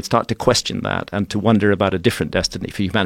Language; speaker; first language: English; native; English